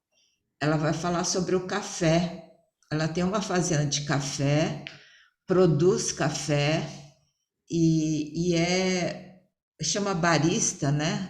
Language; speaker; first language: Portuguese; early bilingual, other home language; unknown